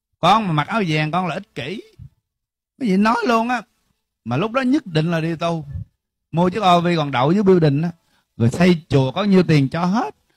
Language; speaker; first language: Vietnamese; early bilingual, heritage; Vietnamese